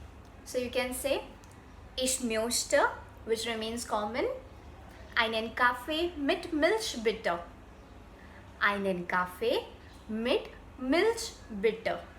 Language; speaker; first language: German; non-native, fluent; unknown